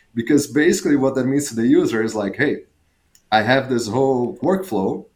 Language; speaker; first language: English; non-native, fluent; Portuguese